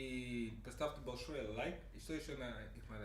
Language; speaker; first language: Russian; non-native, learner; English